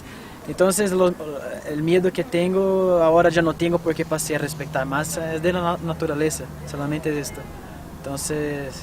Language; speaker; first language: Spanish; non-native, fluent; Portuguese